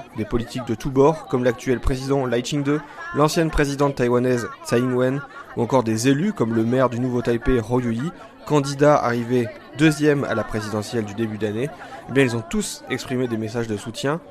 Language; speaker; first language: French; native; French